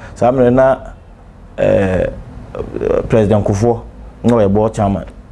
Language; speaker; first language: English; non-native, local second language; Akan